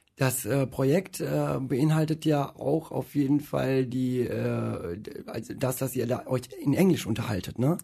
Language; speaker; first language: German; native; German